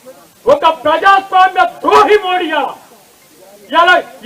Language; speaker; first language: Telugu; native; Telugu